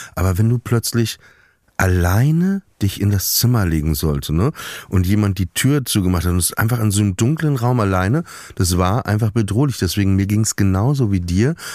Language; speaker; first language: German; native; German